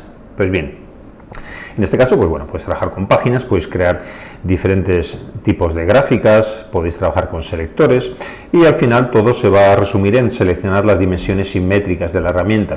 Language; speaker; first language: Spanish; native; Spanish